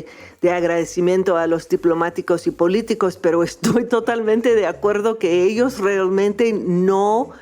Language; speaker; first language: Spanish; non-native, fluent; English